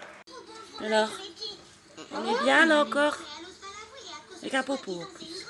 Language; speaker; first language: French; native; French